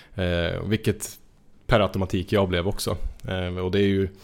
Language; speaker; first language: Swedish; native; Swedish